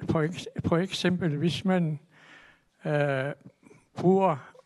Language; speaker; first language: Danish; non-native, local second language; Kalaallisut